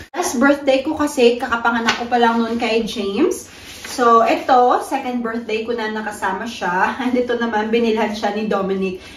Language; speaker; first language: Filipino; native; Filipino